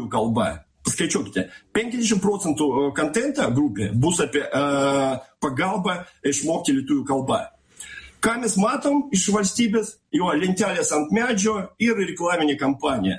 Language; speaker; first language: Lithuanian; non-native, local second language; Russian